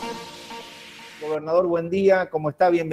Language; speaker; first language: Spanish; native; Spanish